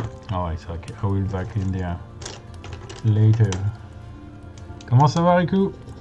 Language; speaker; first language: English; non-native, fluent; French